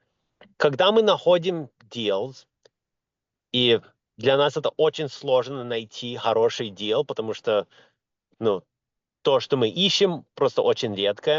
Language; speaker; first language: Russian; early bilingual, other home language; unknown